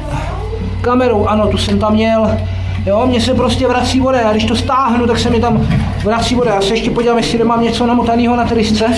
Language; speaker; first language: Czech; native; Czech